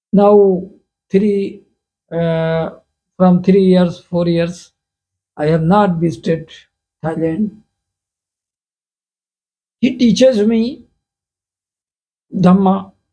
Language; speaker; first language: English; non-native, local second language; Hindi